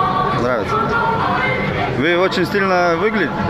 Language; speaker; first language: Russian; non-native, local second language; Lithuanian